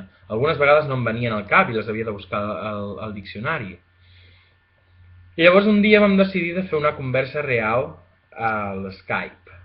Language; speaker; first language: Catalan; non-native, fluent; Spanish